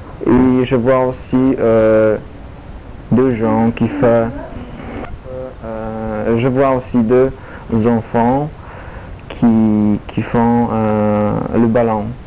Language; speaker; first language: French; non-native, learner; Polish